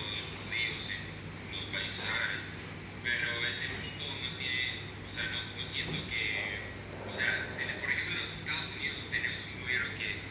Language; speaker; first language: Spanish; non-native, fluent; English